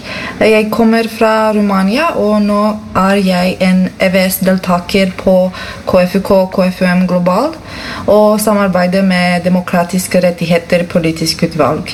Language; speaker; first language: Norwegian; non-native, learner; Romanian